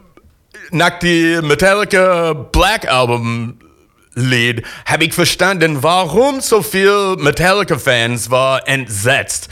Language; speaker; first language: German; non-native, fluent; English